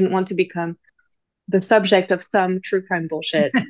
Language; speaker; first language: English; non-native, fluent; French